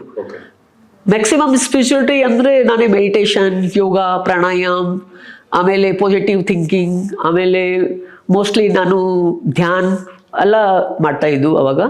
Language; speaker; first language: Kannada; non-native, local second language; Hindi